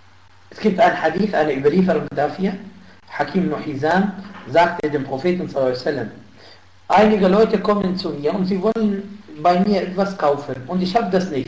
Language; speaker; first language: German; non-native, fluent; Arabic